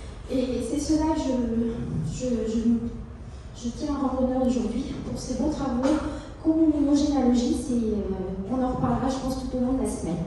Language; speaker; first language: French; native; French